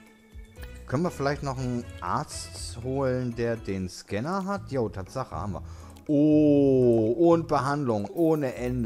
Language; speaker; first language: German; native; German